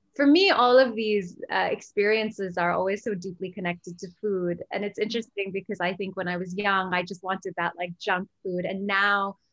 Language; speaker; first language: English; early bilingual, other home language; Gujarati